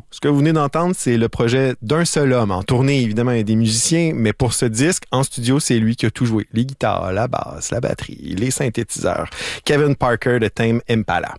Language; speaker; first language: French; native; French